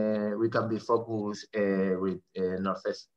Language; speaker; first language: English; non-native, fluent; Spanish